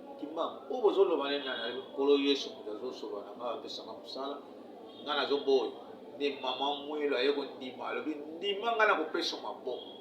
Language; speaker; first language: Lingala; non-native, local second language; Kongo